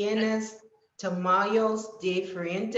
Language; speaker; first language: Spanish; non-native, learner; English